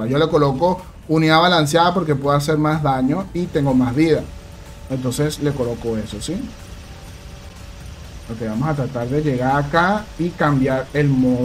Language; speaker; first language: Spanish; native; Spanish